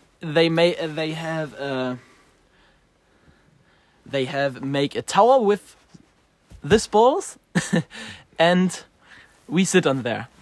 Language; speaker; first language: English; non-native, learner; German